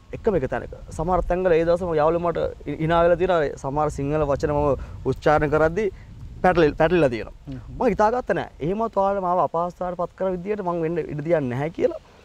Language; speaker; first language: Sinhala; non-native, local second language; Tamil